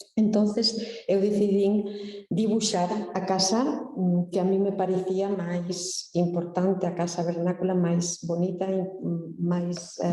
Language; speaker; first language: Galician; native; Galician